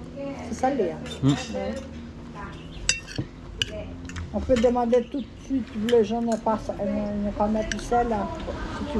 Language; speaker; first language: French; non-native, fluent; Portuguese